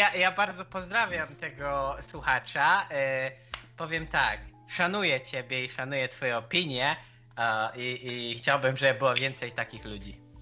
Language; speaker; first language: Polish; native; Polish